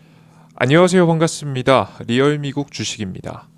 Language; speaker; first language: Korean; native; Korean